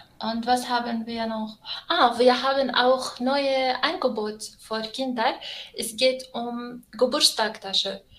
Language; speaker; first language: German; non-native, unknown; Arabic